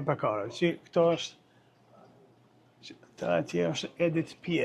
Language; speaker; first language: Albanian; early bilingual, heritage; Albanian